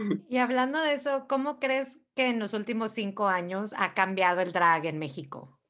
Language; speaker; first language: Spanish; early bilingual, other home language; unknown